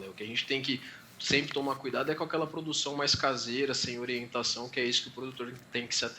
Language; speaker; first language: Portuguese; native; Portuguese